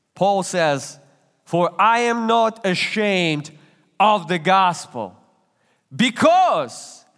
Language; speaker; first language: English; non-native, fluent; Russian